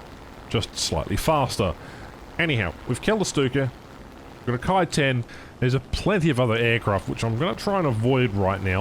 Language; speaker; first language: English; native; English